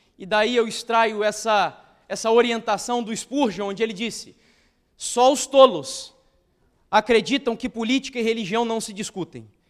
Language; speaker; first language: Portuguese; native; Portuguese